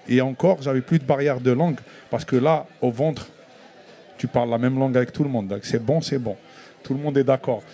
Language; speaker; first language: French; non-native, local second language; Kabyle